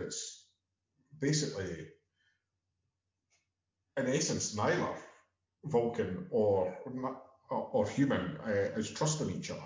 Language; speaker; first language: English; native; English